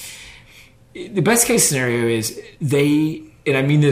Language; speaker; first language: English; native; English